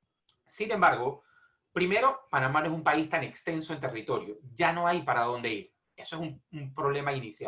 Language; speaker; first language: Spanish; native; Spanish